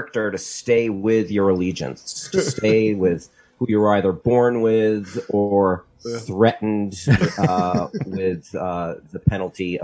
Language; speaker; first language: English; native; English